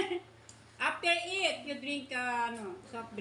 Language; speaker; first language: English; non-native, learner; Filipino